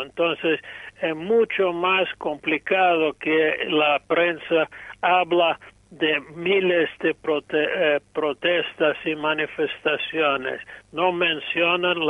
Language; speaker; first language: Spanish; non-native, fluent; English